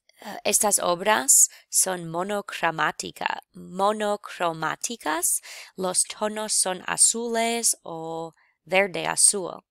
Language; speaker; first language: Spanish; non-native, fluent; English